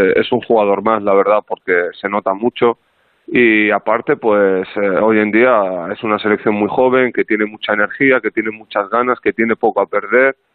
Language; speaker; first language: Spanish; non-native, fluent; Arabic